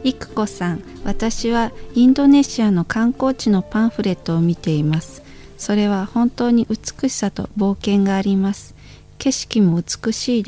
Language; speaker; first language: Japanese; non-native, fluent; Indonesian